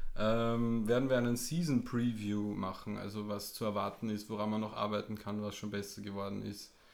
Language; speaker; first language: German; native; German